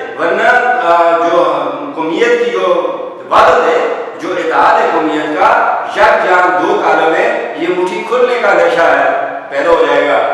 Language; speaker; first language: Urdu; non-native, local second language; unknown